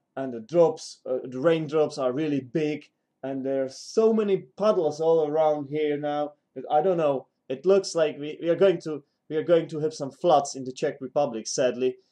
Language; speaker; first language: English; non-native, fluent; Czech